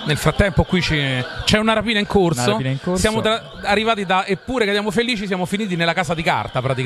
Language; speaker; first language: Italian; native; Italian